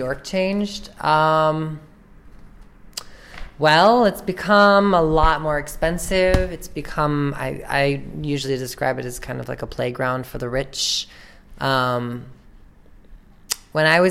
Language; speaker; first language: English; native; English